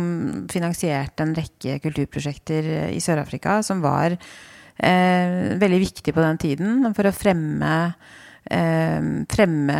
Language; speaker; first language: Norwegian; native; Norwegian